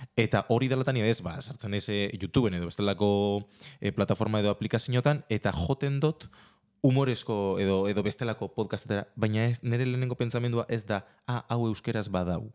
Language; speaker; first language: Basque; native; Basque